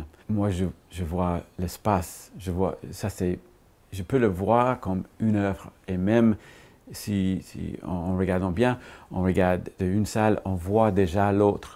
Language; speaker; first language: French; non-native, fluent; English